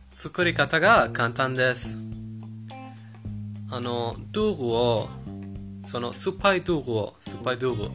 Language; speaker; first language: Japanese; non-native, learner; Persian